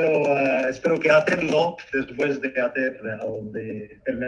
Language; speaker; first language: Spanish; non-native, fluent; Arabic